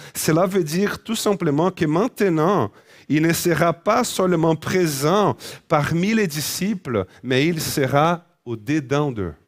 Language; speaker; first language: French; non-native, fluent; Portuguese